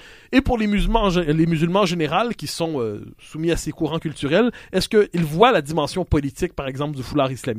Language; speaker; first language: French; native; French